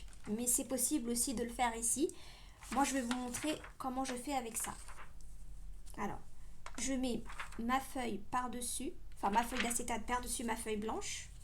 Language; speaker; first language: French; native; French